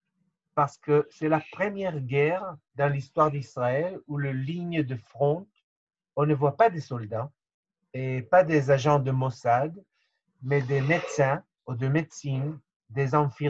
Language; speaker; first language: French; non-native, fluent; Hebrew